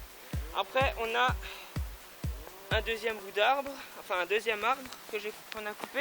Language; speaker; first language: French; native; French